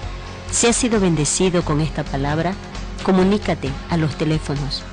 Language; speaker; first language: Spanish; native; Spanish